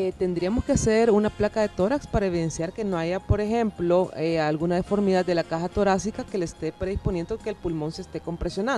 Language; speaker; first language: Spanish; native; Spanish